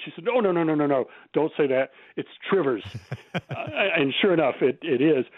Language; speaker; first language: English; native; English